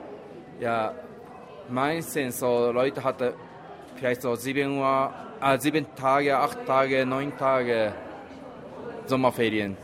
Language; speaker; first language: German; non-native, learner; Japanese